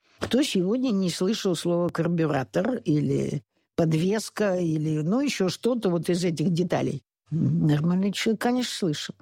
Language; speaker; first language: Russian; native; Russian